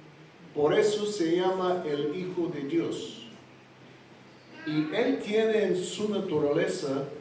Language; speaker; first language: Spanish; non-native, fluent; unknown